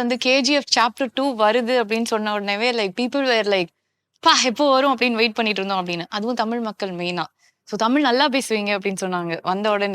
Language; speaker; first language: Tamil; native; Tamil